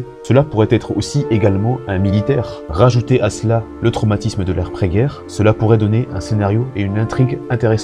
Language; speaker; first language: French; native; French